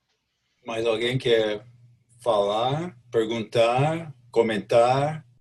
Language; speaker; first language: Portuguese; non-native, fluent; English